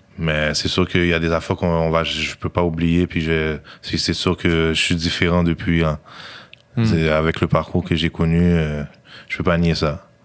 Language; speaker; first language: French; native; French